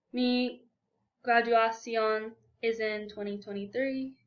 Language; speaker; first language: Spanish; non-native, learner; English